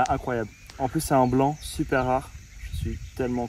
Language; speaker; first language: French; native; French